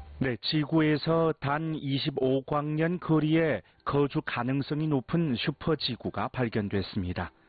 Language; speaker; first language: Korean; native; Korean